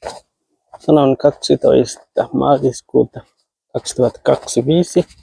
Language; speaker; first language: Finnish; non-native, learner; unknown